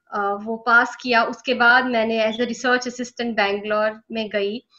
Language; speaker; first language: Hindi; native; Hindi